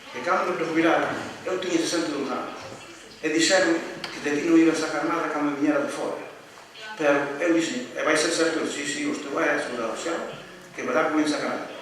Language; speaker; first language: Galician; native; Galician